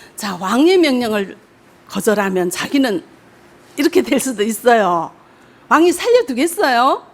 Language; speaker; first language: Korean; native; Korean